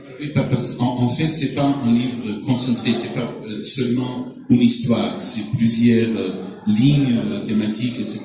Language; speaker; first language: French; non-native, fluent; Portuguese